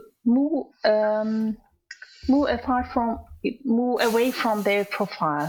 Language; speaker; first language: English; non-native, fluent; Turkish